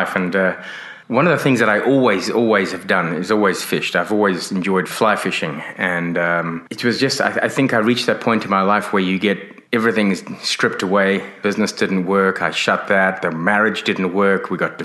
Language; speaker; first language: English; native; English